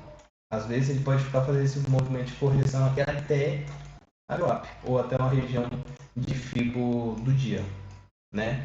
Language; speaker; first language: Portuguese; native; Portuguese